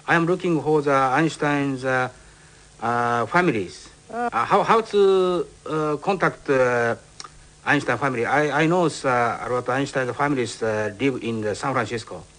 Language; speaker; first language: English; non-native, learner; Japanese